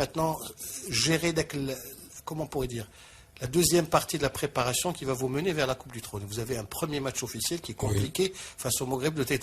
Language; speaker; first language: French; non-native, local second language; Arabic